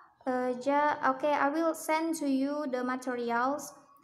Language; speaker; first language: English; non-native, learner; Minangkabau